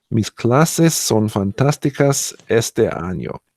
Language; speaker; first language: Spanish; non-native, learner; English